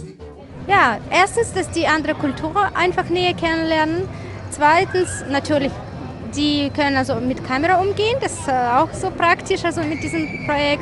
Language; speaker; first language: German; non-native, fluent; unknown